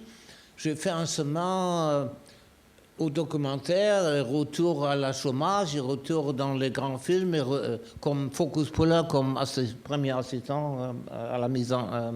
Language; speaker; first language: French; non-native, fluent; German